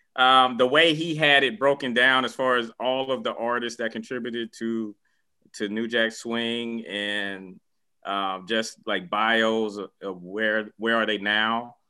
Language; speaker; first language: English; native; English